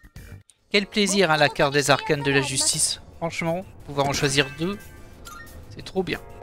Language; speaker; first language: French; native; French